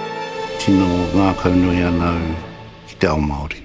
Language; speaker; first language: Māori; non-native, local second language; English